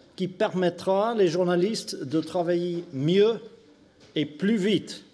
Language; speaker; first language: French; non-native, learner; English